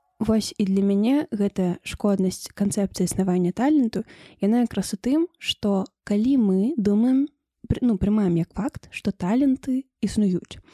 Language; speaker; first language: Belarusian; non-native, local second language; Russian